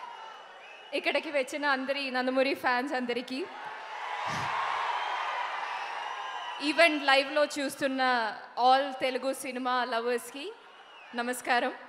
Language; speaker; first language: Telugu; non-native, learner; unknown